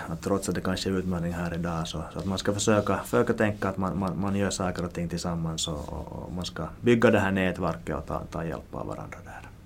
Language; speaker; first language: Swedish; native; Swedish